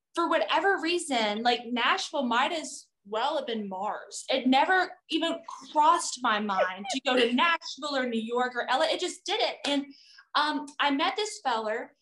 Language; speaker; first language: English; native; English